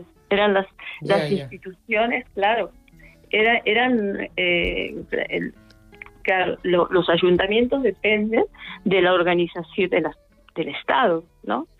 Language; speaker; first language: Spanish; native; Spanish